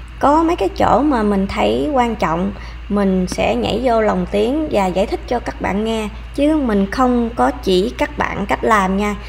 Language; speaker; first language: Vietnamese; early bilingual, heritage; Vietnamese